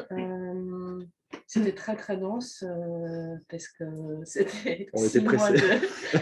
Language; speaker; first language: French; non-native, fluent; Polish